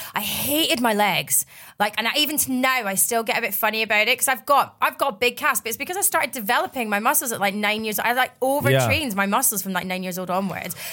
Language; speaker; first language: English; native; English